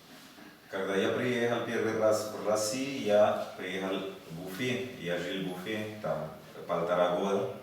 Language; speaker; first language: Russian; non-native, learner; Spanish